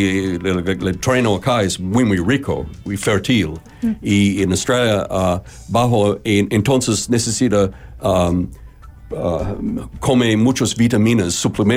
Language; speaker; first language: Spanish; non-native, learner; English